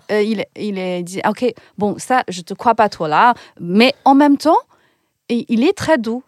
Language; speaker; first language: French; non-native, fluent; Chinese